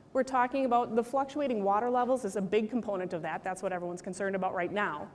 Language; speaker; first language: English; native; English